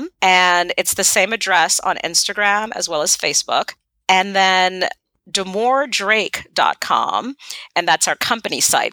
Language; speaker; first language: English; non-native, fluent; Haitian Creole